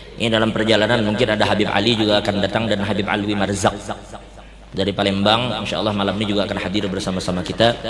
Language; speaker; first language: Indonesian; non-native, local second language; Banjar